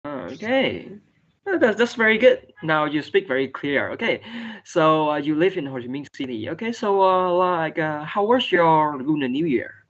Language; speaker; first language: English; non-native, fluent; Vietnamese